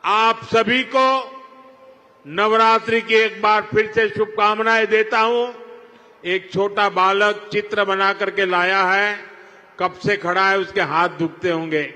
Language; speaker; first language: Hindi; non-native, local second language; Gujarati